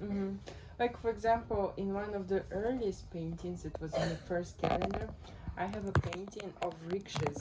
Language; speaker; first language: English; non-native, fluent; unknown